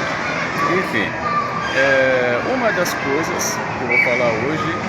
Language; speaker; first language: Portuguese; non-native, fluent; Arabic